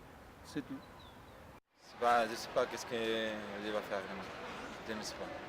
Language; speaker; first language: French; non-native, learner; Spanish